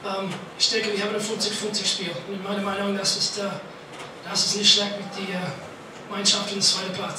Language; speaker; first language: German; non-native, learner; English